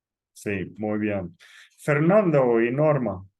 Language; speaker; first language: Spanish; non-native, fluent; English